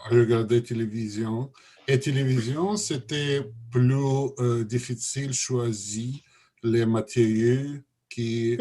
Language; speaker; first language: French; non-native, learner; Russian